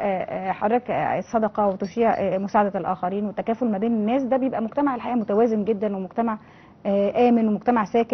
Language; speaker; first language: Arabic; native; Arabic